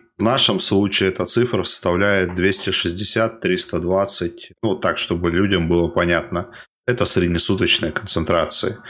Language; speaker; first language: Russian; native; Russian